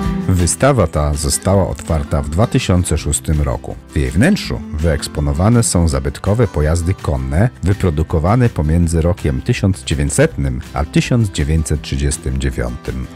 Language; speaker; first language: Polish; native; Polish